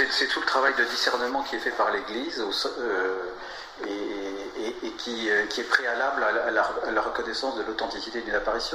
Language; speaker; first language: French; native; French